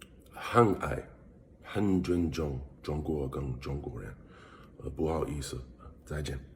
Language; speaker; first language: Chinese; non-native, learner; English